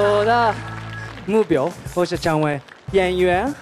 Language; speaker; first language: Chinese; non-native, learner; Japanese